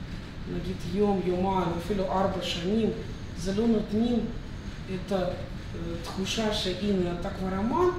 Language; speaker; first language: Hebrew; non-native, fluent; Russian